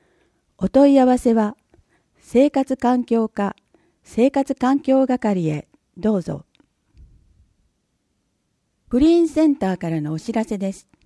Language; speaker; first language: Japanese; native; Japanese